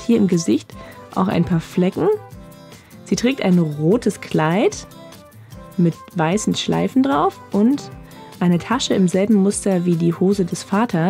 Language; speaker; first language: German; native; German